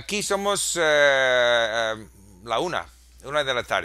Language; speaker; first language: Spanish; non-native, fluent; English